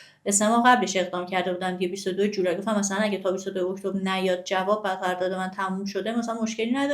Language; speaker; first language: Persian; native; Persian